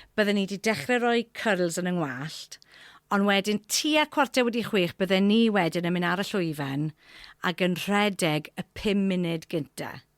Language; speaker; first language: Welsh; non-native, local second language; English